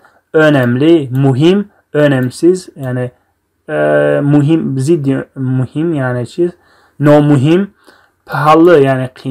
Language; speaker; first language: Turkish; non-native, fluent; Tajik